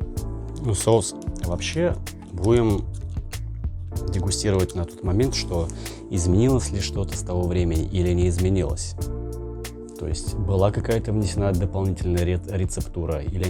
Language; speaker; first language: Russian; native; Russian